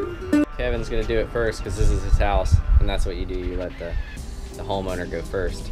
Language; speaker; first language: English; native; English